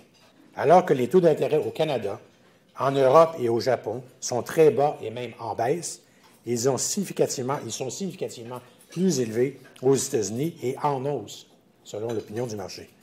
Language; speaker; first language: French; native; French